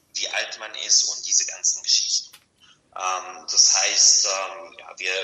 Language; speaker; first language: German; non-native, fluent; Bulgarian